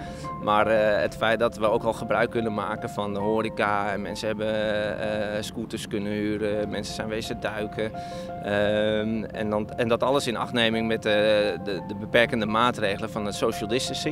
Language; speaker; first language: Dutch; native; Dutch